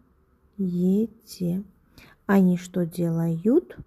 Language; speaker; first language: Russian; non-native, local second language; Uzbek